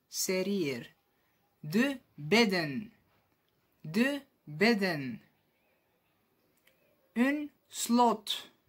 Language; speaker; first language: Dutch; non-native, fluent; Arabic